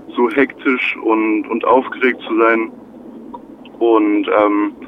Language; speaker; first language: German; native; German